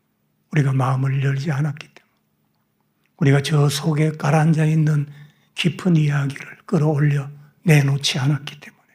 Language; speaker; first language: Korean; native; Korean